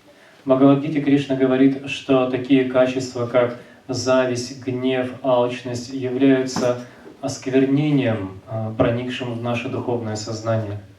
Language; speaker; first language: Russian; native; Russian